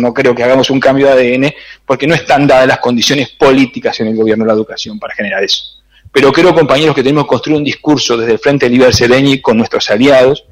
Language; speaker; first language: Spanish; native; Spanish